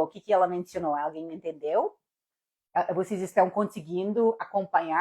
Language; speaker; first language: Portuguese; non-native, fluent; English